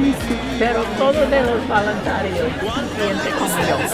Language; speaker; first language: Spanish; non-native, learner; English